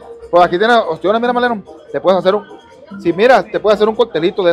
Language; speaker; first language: Spanish; native; Spanish